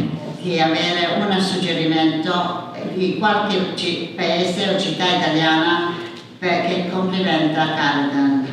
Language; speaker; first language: Italian; early bilingual, heritage; English